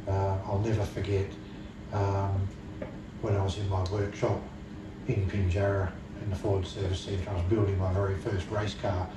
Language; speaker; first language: English; native; English